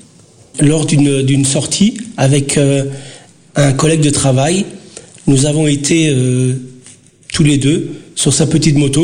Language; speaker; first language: French; early bilingual, other home language; Portuguese